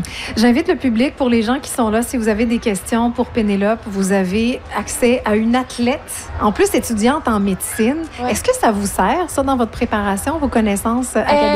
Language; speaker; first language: French; native; French